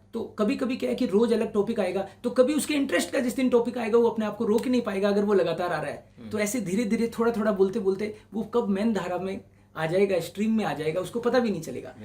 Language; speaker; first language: Hindi; non-native, local second language; Marwari